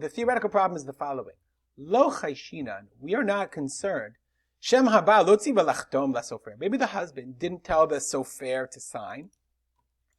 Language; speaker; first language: English; native; English